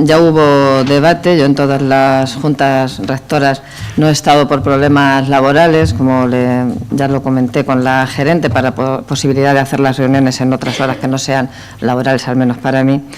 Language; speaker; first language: Spanish; native; Spanish